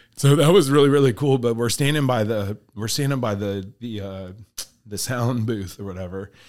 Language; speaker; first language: English; early bilingual, other home language; Filipino